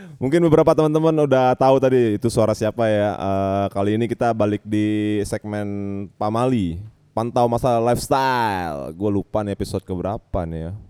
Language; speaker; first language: Indonesian; native; Indonesian